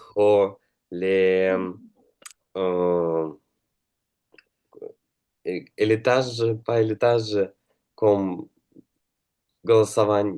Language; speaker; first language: French; non-native, learner; Russian